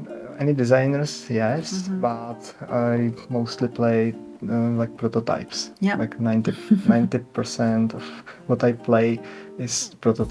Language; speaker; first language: English; non-native, learner; Czech